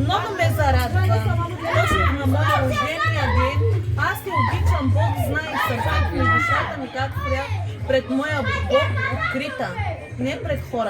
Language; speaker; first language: Bulgarian; non-native, local second language; Romany